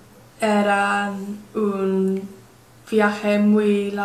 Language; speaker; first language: Spanish; non-native, learner; English